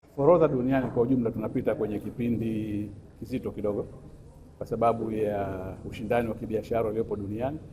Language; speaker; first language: Swahili; native; Swahili